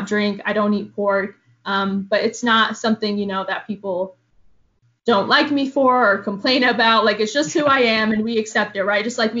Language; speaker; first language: English; early bilingual, other home language; Arabic